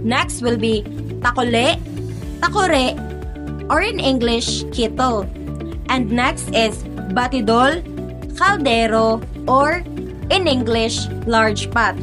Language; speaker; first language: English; non-native, local second language; Cebuano